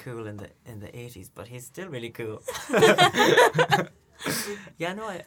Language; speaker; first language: English; native; English